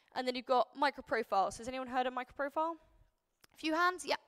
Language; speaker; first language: English; native; English